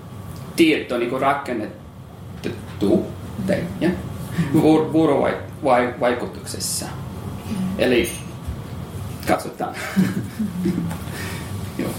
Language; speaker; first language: Finnish; non-native, fluent; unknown